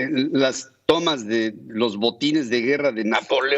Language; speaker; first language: Spanish; native; Spanish